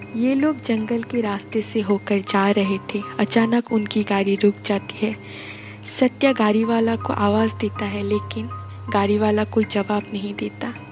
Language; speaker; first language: Hindi; non-native, local second language; Bangla